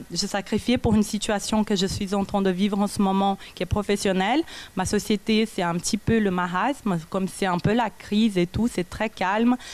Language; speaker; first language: French; non-native, fluent; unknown